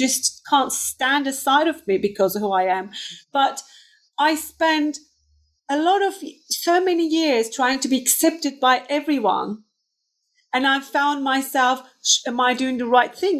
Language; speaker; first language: English; non-native, fluent; Turkish